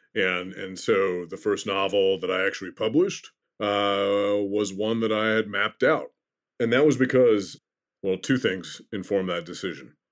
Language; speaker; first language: English; native; English